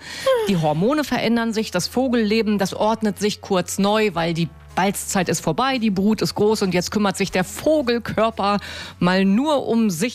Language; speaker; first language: German; native; German